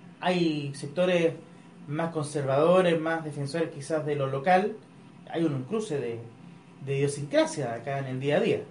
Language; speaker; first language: Spanish; native; Spanish